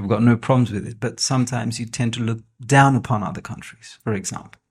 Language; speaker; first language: English; non-native, local second language; Nepali